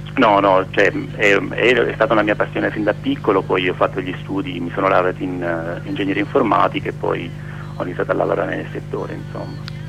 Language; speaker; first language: Italian; native; Italian